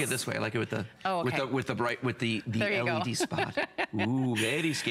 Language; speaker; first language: English; native; English